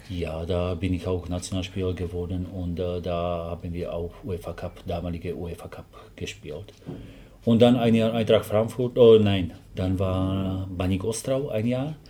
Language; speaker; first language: German; non-native, fluent; Slovak